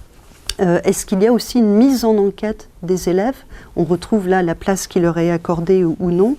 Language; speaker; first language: French; native; French